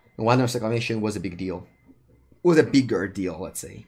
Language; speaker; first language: English; non-native, fluent; Italian